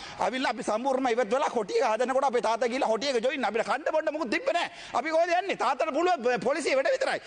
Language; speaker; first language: Sinhala; non-native, local second language; Tamil